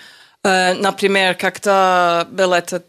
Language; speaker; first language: Russian; non-native, learner; English